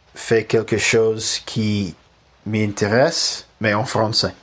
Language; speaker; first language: French; non-native, learner; Russian